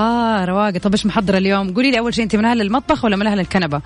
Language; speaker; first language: Arabic; native; Arabic